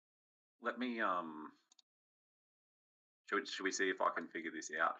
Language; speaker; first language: English; native; English